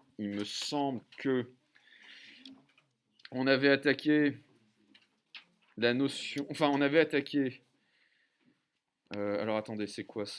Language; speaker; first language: French; native; French